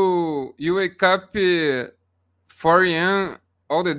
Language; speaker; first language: English; non-native, learner; Portuguese